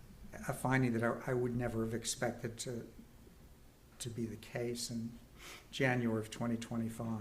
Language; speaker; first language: English; native; English